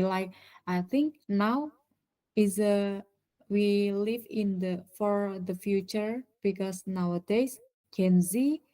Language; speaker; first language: English; non-native, learner; Indonesian